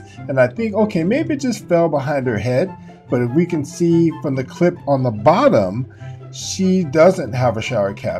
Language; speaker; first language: English; native; English